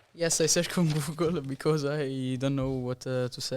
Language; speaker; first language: English; non-native, learner; Italian